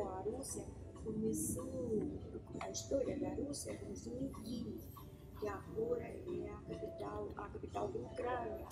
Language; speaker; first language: Portuguese; non-native, fluent; Russian